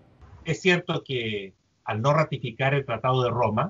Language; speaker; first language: Spanish; native; Spanish